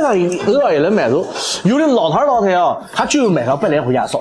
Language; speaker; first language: Chinese; native; Chinese